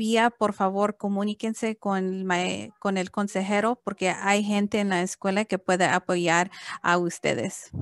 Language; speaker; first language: Spanish; early bilingual, heritage; English